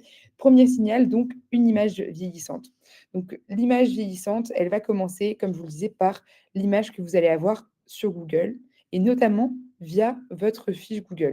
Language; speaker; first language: French; native; French